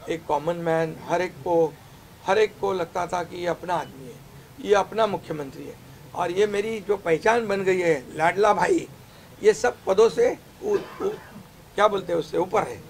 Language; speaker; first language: Hindi; non-native, local second language; Marathi